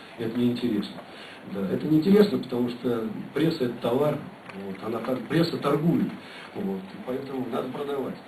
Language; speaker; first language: Russian; native; Russian